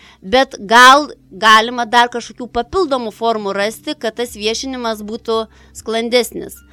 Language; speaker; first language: Lithuanian; native; Lithuanian